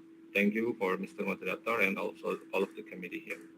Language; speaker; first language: English; non-native, learner; Indonesian